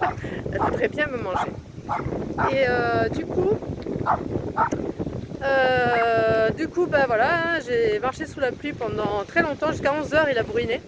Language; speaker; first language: French; native; French